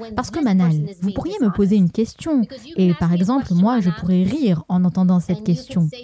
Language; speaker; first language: French; non-native, fluent; Greek